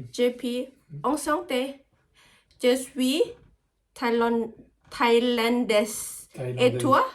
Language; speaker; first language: French; non-native, learner; Thai